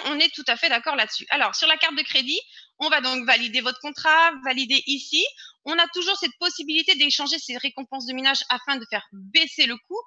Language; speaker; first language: French; native; French